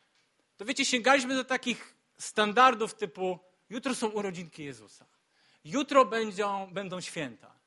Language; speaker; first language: Polish; native; Polish